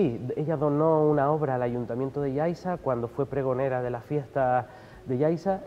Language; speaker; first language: Spanish; native; Spanish